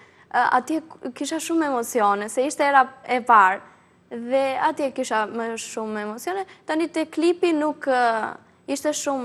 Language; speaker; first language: Albanian; early bilingual, heritage; Albanian